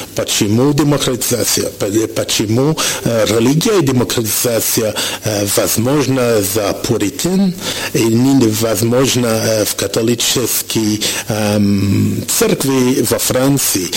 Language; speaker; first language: Russian; non-native, learner; French